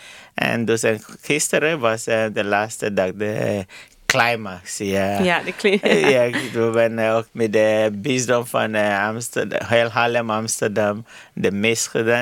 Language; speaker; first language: Dutch; non-native, learner; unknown